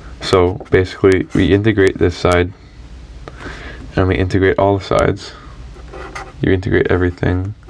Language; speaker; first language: English; native; English